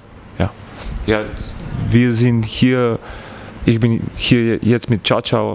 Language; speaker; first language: German; non-native, learner; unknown